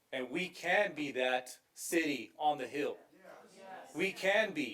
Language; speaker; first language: English; native; English